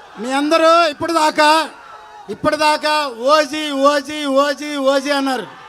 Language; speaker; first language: Telugu; native; Telugu